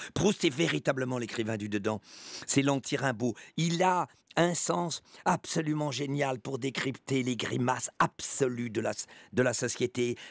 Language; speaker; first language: French; native; French